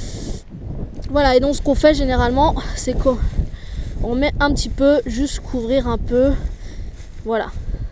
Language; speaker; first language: French; native; French